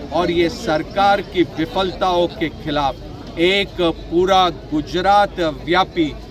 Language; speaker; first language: Hindi; non-native, local second language; Marathi